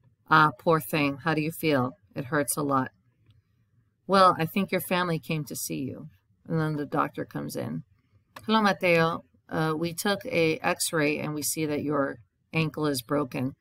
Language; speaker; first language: English; native; English